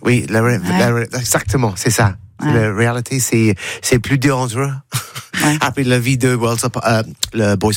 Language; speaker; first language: French; non-native, learner; English